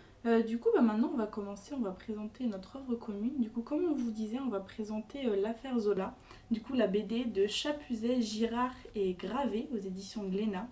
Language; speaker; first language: French; native; French